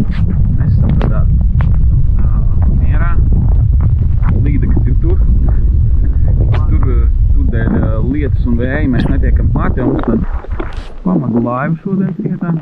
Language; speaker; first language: Latvian; native; Latvian